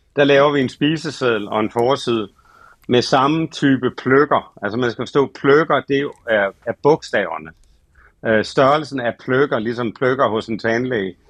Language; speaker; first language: Danish; native; Danish